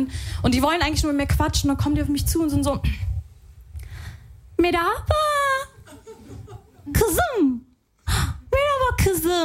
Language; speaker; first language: German; early bilingual, other home language; Arabic